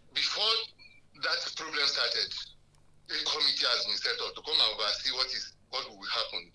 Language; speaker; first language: English; non-native, local second language; Yoruba